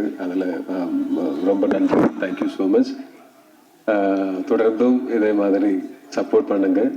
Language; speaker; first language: Tamil; non-native, local second language; Malayalam